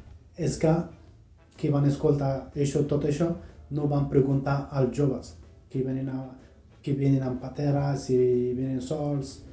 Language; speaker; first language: Catalan; non-native, learner; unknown